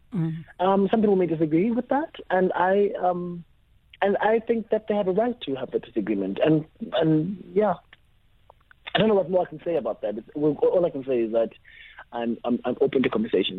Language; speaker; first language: English; non-native, local second language; Xhosa